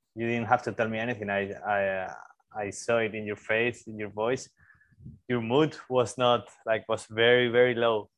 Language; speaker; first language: English; non-native, fluent; Spanish